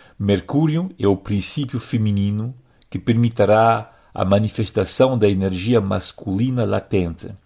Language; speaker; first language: Portuguese; non-native, fluent; French